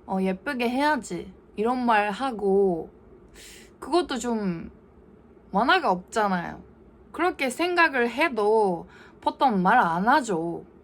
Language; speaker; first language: Korean; non-native, learner; Japanese